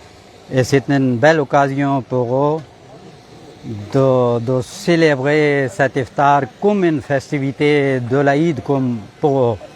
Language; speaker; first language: French; non-native, fluent; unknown